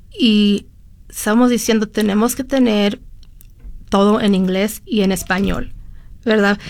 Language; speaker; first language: Spanish; early bilingual, heritage; Spanish